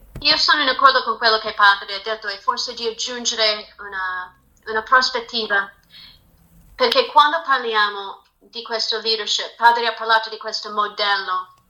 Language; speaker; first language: Italian; non-native, fluent; English